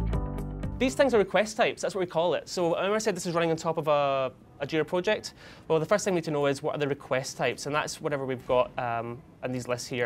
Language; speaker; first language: English; native; English